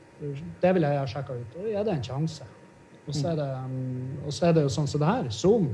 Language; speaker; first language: Norwegian; native; Norwegian